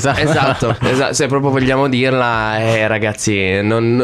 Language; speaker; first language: Italian; native; Italian